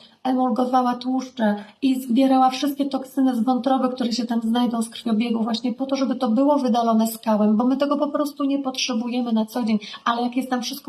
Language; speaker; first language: Polish; native; Polish